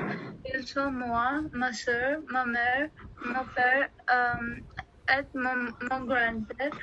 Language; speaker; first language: French; non-native, learner; Odia